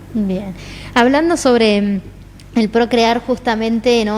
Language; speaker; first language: Spanish; native; Spanish